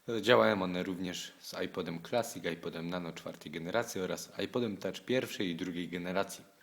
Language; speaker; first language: Polish; native; Polish